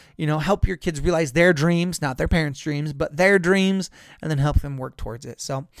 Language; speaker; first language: English; native; English